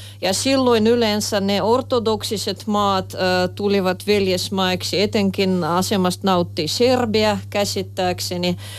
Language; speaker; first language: Finnish; non-native, fluent; Russian